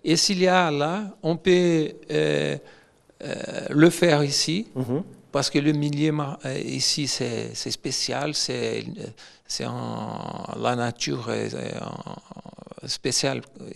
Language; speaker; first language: French; non-native, fluent; Portuguese